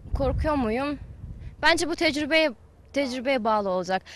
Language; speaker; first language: Turkish; non-native, fluent; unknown